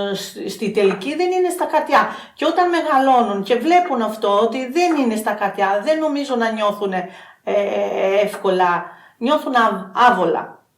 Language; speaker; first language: Greek; non-native, fluent; Albanian